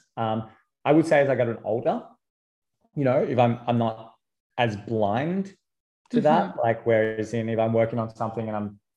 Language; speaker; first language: English; native; English